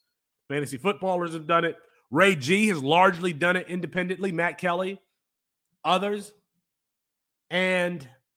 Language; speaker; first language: English; native; English